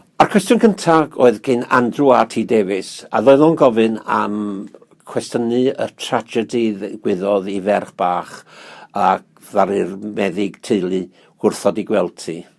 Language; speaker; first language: Welsh; native; Welsh